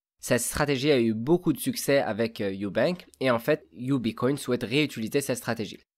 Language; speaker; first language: French; native; French